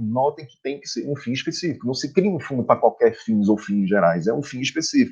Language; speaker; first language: Portuguese; native; Portuguese